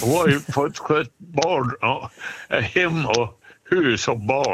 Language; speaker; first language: Swedish; native; Swedish